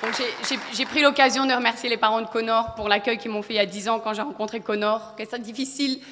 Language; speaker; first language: French; early bilingual, other home language; Polish